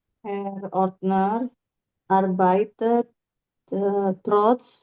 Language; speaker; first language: German; non-native, learner; Indonesian